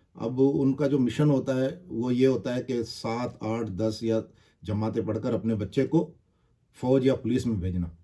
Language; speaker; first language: Urdu; non-native, local second language; Baluchi